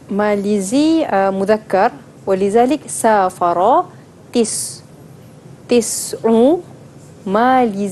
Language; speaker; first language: Arabic; non-native, learner; Malay